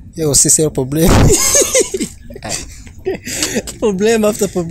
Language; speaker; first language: French; non-native, learner; Rundi